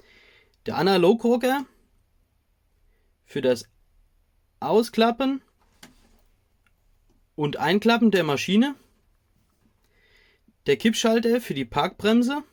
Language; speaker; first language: German; native; German